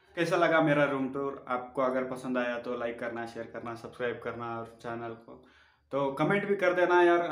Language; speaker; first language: Hindi; non-native, local second language; Urdu